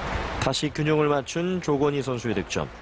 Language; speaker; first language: Korean; native; Korean